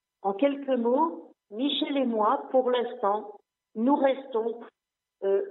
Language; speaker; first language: French; non-native, local second language; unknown